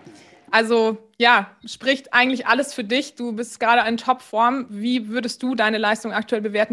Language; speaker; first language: German; native; German